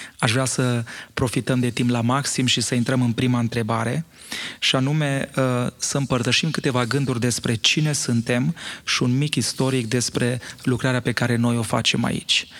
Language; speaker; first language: Romanian; native; Romanian